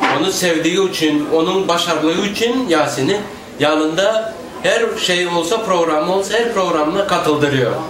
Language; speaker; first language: Turkish; non-native, fluent; Turkmen